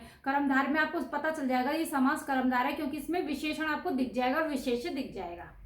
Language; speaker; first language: Hindi; native; Hindi